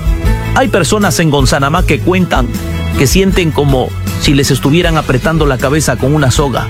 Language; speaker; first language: Spanish; native; Spanish